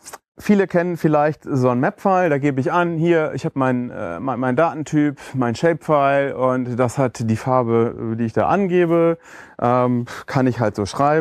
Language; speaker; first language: German; native; German